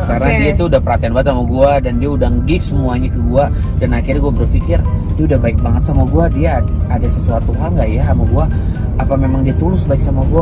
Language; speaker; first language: Indonesian; native; Indonesian